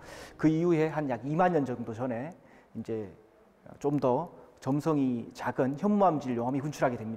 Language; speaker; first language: Korean; native; Korean